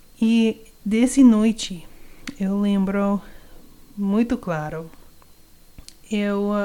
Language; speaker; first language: Portuguese; non-native, learner; English